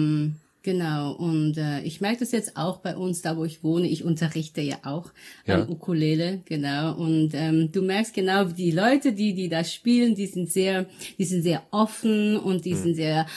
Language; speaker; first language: German; early bilingual, other home language; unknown